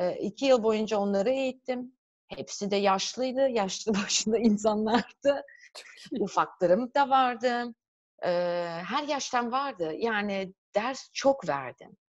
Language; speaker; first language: Turkish; early bilingual, heritage; Turkish